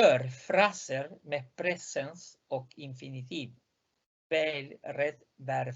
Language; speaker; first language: Swedish; non-native, fluent; Spanish